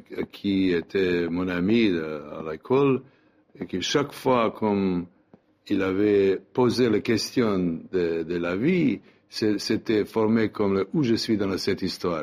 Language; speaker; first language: French; non-native, learner; Serbian